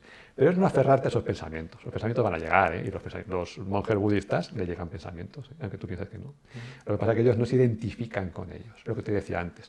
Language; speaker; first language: Spanish; native; Spanish